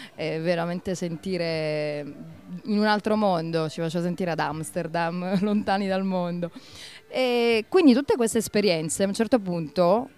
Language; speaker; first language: Italian; native; Italian